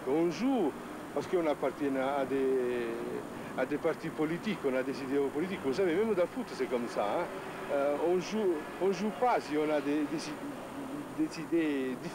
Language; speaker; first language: French; non-native, fluent; Italian